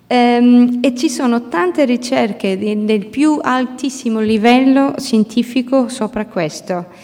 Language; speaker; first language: Italian; non-native, fluent; Portuguese